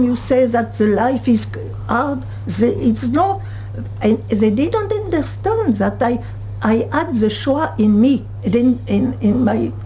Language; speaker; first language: English; non-native, learner; French